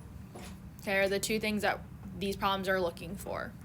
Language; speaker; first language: English; native; English